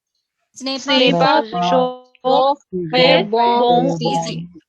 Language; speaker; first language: French; non-native, learner; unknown